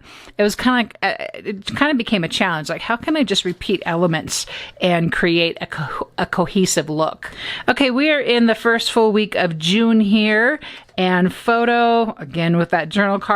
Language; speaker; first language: English; native; English